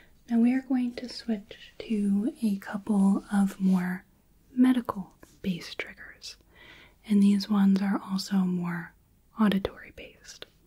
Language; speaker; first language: English; native; English